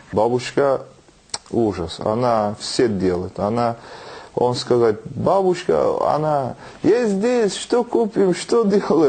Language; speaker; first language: Russian; non-native, learner; Turkish